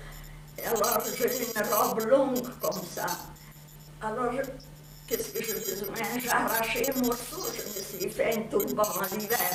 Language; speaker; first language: French; non-native, fluent; Hungarian